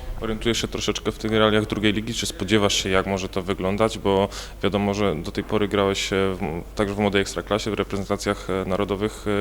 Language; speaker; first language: Polish; native; Polish